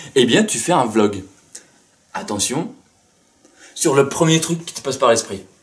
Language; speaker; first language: French; native; French